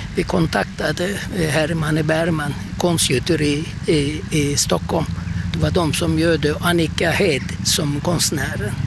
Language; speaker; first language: Swedish; non-native, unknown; Turkish